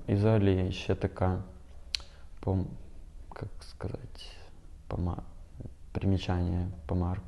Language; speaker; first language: Ukrainian; non-native, local second language; Russian